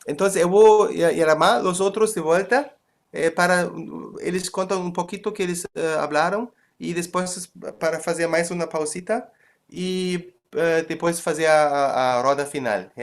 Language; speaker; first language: Portuguese; non-native, fluent; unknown